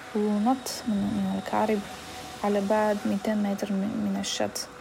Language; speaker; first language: Arabic; non-native, fluent; Bulgarian